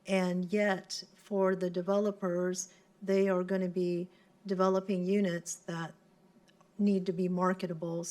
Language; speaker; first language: English; non-native, local second language; Cantonese